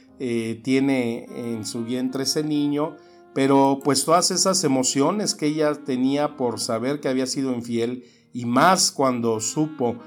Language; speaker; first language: Spanish; native; Spanish